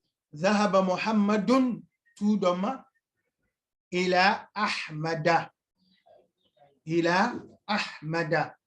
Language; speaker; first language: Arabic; non-native, fluent; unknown